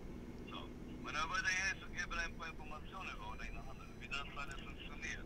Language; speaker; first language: German; non-native, learner; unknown